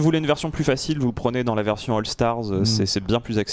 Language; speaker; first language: French; native; French